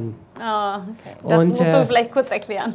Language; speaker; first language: German; native; German